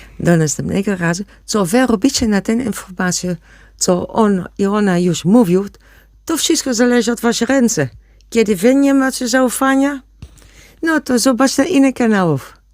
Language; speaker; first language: Polish; non-native, learner; Dutch